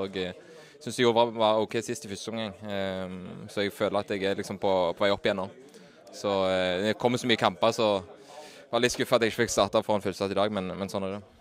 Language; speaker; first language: Norwegian; native; Norwegian